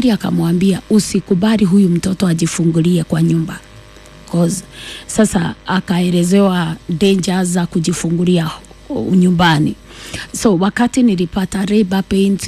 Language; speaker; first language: Swahili; non-native, local second language; Kikuyu